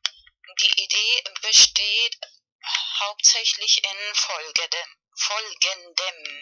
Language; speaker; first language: German; non-native, fluent; Spanish